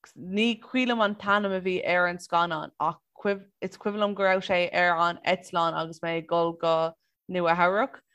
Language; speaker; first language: Irish; non-native, local second language; English